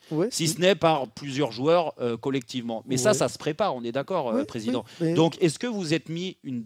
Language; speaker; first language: French; native; French